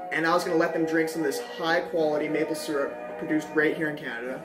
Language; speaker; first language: English; native; English